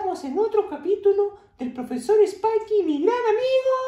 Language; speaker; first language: Spanish; native; Spanish